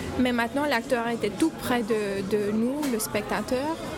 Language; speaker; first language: French; non-native, learner; Romanian